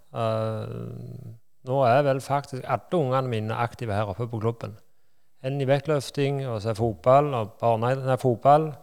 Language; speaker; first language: Norwegian; native; Norwegian